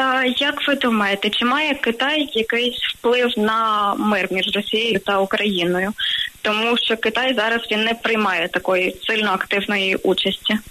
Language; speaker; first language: Ukrainian; native; Ukrainian